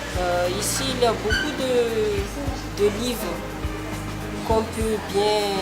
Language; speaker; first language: French; non-native, local second language; Malagasy